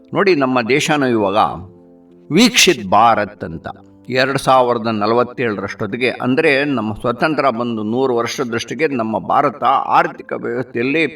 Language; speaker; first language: Kannada; non-native, local second language; Tamil